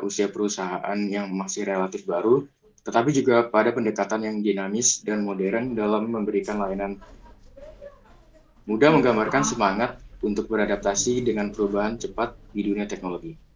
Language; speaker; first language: Indonesian; native; Indonesian